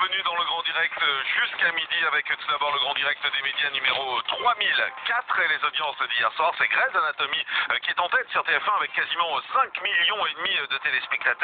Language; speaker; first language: French; native; French